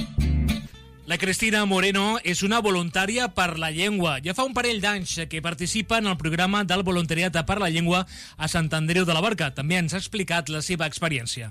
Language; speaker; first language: Catalan; native; Catalan